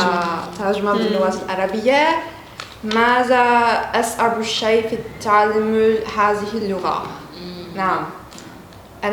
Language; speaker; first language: Arabic; non-native, learner; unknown